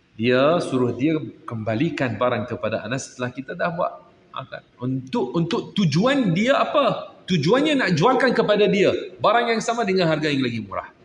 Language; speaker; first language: Malay; non-native, fluent; Arabic